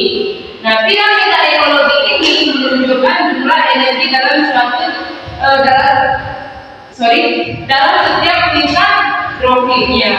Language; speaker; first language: Indonesian; native; Indonesian